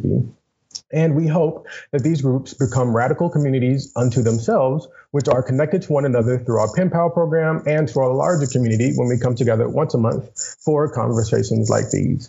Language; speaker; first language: English; native; English